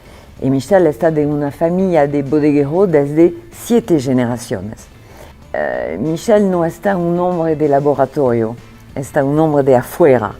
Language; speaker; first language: Spanish; non-native, fluent; French